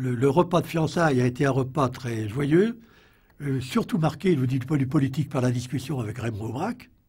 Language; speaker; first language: French; native; French